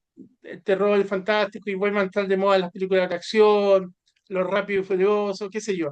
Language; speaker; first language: Spanish; native; Spanish